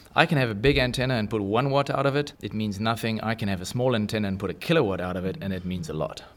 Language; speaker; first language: English; native; English